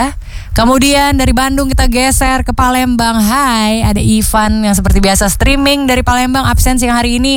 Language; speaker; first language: Indonesian; native; Indonesian